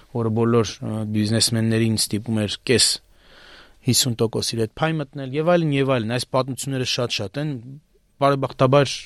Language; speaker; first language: Armenian; native; Armenian